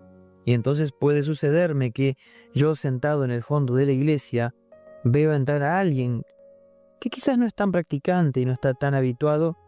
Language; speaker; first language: Spanish; native; Spanish